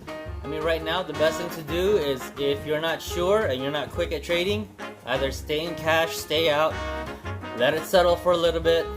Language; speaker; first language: English; native; English